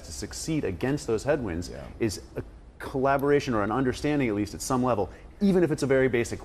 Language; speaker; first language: English; native; English